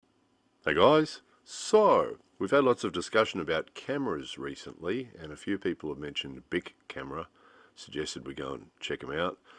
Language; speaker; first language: English; native; English